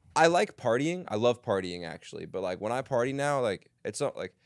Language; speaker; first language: English; native; English